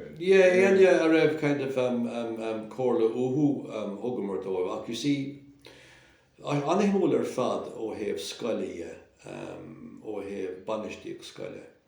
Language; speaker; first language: Irish; non-native, local second language; English